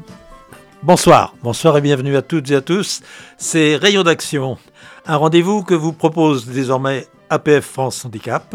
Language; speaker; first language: French; native; French